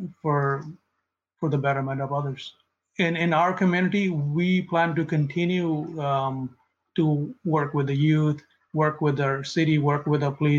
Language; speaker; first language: English; non-native, local second language; Punjabi